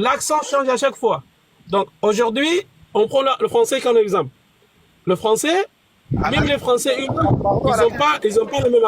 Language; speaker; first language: French; non-native, fluent; Arabic